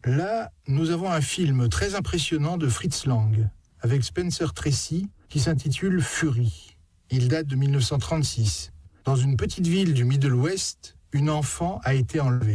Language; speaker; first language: French; native; French